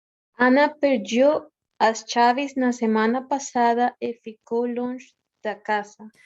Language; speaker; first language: Portuguese; non-native, learner; Spanish